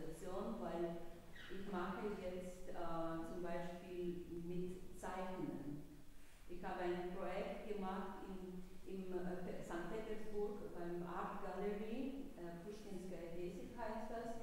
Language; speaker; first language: German; non-native, learner; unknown